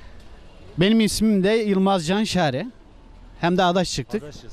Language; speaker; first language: Turkish; native; Turkish